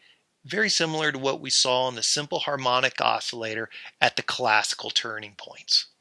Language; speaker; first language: English; native; English